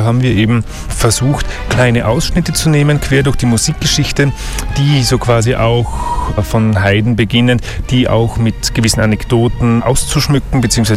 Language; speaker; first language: German; native; German